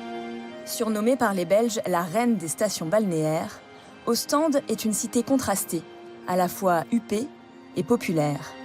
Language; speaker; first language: French; native; French